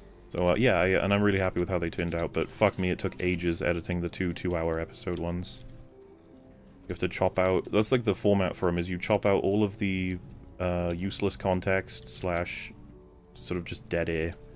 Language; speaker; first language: English; native; English